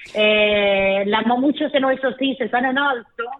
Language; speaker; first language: Spanish; non-native, fluent; Swedish